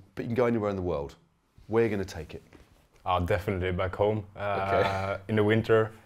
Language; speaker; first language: English; non-native, fluent; Norwegian